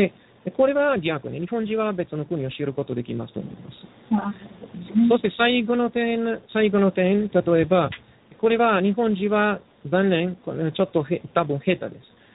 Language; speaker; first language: Japanese; non-native, learner; Italian